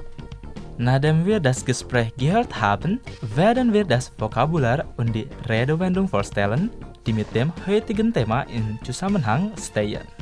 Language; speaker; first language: German; non-native, fluent; Indonesian